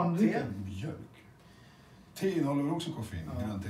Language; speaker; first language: Swedish; early bilingual, other home language; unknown